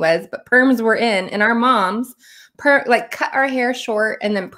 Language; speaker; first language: English; native; English